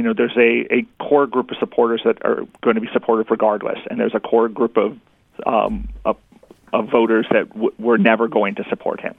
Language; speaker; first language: English; native; English